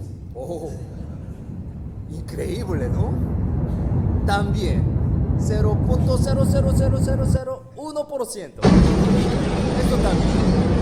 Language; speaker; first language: Spanish; non-native, fluent; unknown